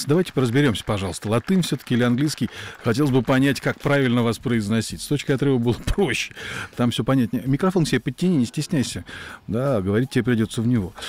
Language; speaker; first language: Russian; native; Russian